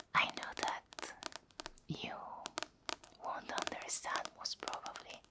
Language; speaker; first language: English; non-native, fluent; Italian